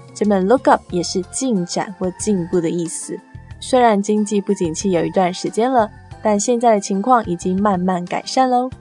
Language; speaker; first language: Chinese; native; Chinese